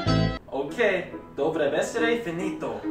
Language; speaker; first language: Italian; non-native, learner; English